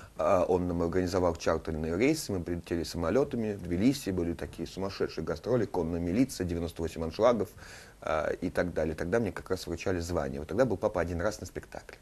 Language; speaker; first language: Russian; native; Russian